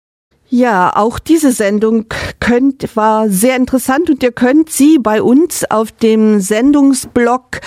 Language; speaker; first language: German; native; German